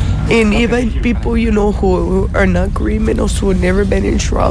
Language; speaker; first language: English; early bilingual, other home language; Spanish